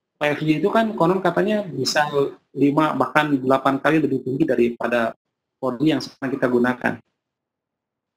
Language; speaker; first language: Indonesian; native; Indonesian